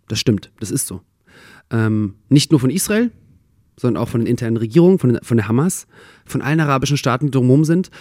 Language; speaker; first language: German; early bilingual, other home language; Russian